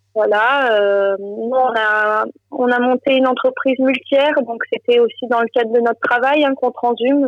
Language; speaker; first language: French; native; French